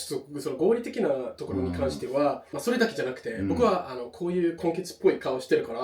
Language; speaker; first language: Japanese; non-native, fluent; English